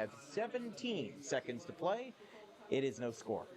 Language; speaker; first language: English; native; English